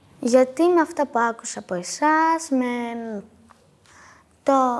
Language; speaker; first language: Greek; native; Greek